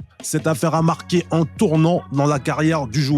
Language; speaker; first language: French; native; French